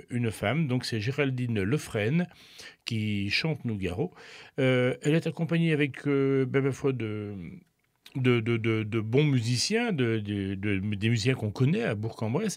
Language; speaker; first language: French; native; French